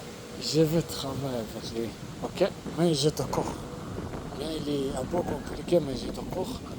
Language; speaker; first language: French; non-native, learner; Arabic